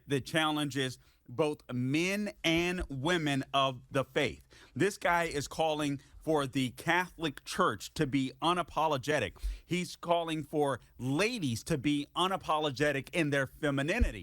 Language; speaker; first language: English; native; English